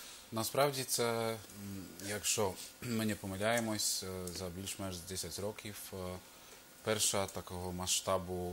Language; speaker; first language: Ukrainian; non-native, fluent; Polish